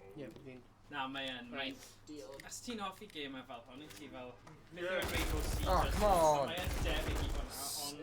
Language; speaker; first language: Welsh; non-native, local second language; English